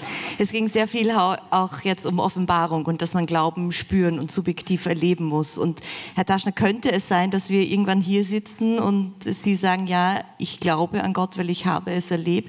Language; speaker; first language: German; native; German